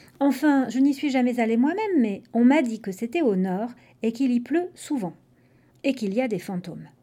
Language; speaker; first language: French; non-native, fluent; English